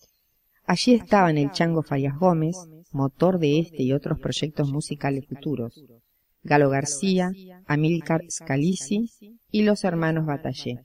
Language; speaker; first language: Spanish; native; Spanish